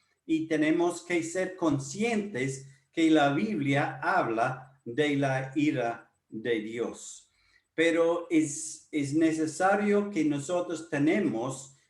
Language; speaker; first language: Spanish; non-native, fluent; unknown